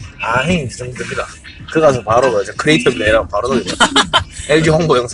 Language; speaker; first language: Korean; native; Korean